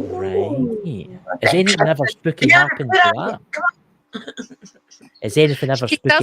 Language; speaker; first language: English; native; English